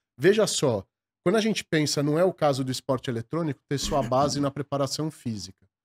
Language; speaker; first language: Portuguese; native; Portuguese